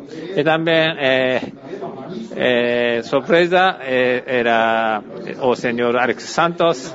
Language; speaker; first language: Portuguese; non-native, learner; Japanese